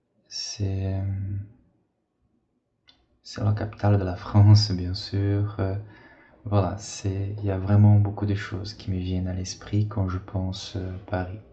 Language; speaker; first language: French; non-native, fluent; Portuguese